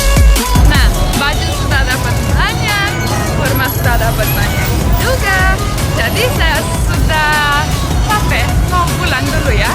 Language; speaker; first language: Indonesian; non-native, fluent; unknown